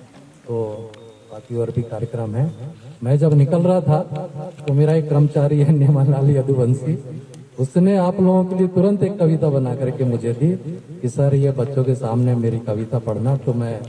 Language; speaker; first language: Hindi; native; Hindi